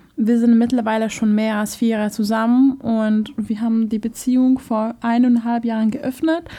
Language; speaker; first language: German; non-native, fluent; Hungarian